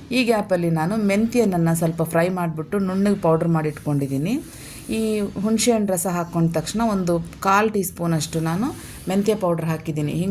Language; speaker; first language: Kannada; non-native, local second language; Telugu